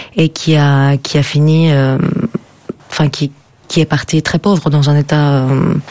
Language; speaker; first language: French; non-native, fluent; Greek